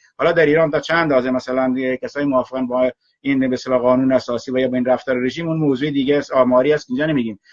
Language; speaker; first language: Persian; non-native, local second language; Baluchi